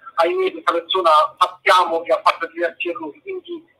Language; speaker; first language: Italian; native; Italian